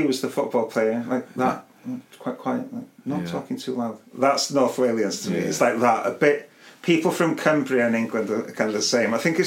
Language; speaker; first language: English; non-native, local second language; Welsh